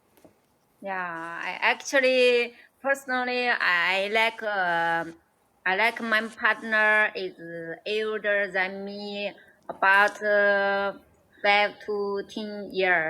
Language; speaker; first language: English; non-native, learner; Chinese